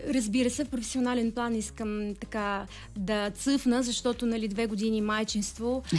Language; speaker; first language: Bulgarian; early bilingual, heritage; Bulgarian